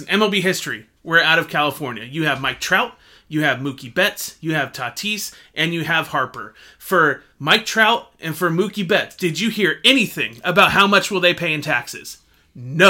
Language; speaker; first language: English; native; English